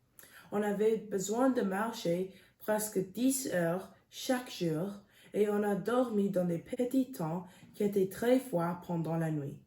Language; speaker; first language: French; non-native, learner; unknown